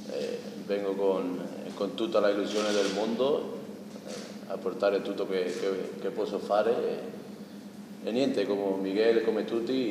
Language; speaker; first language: Italian; non-native, fluent; Spanish